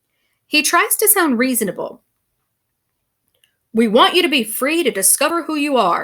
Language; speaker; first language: English; native; English